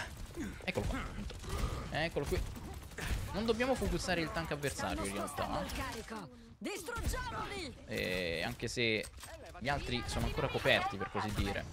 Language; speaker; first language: Italian; native; Italian